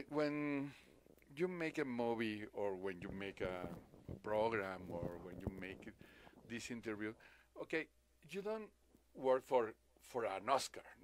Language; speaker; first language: English; non-native, learner; Spanish